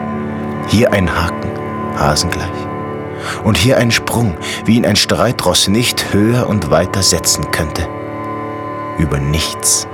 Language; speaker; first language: German; native; German